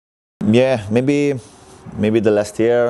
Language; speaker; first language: English; non-native, learner; Italian